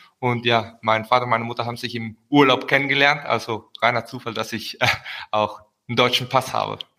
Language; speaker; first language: German; early bilingual, heritage; Spanish